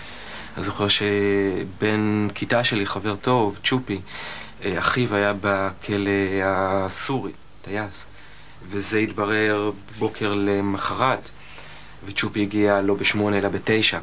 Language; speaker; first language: Hebrew; early bilingual, other home language; Russian